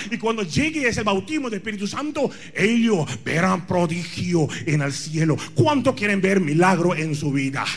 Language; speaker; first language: Spanish; non-native, fluent; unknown